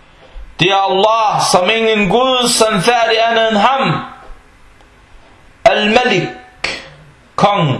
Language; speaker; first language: Danish; non-native, fluent; Arabic